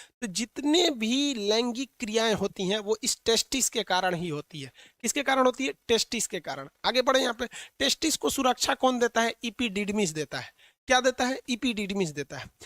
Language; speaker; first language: Hindi; native; Hindi